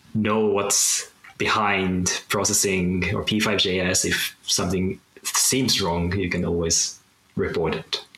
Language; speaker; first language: English; non-native, fluent; Japanese